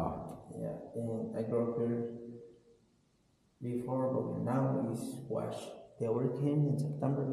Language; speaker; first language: English; non-native, learner; Spanish